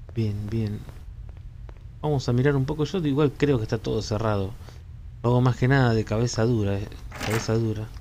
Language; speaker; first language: Spanish; native; Spanish